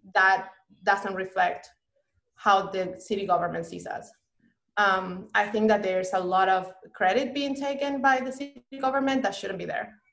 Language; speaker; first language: English; non-native, fluent; Spanish